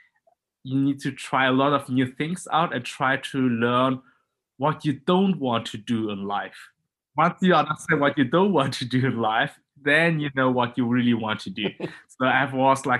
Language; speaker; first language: English; non-native, fluent; German